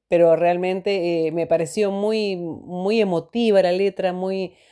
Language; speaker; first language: Spanish; native; Spanish